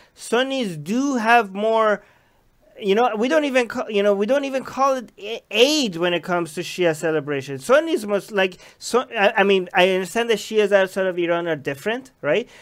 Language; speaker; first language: English; non-native, fluent; Persian